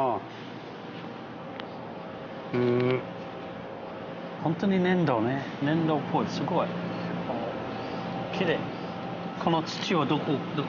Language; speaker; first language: Japanese; non-native, learner; English